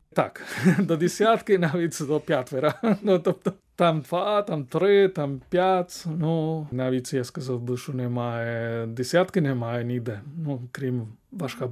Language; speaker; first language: Ukrainian; non-native, fluent; Spanish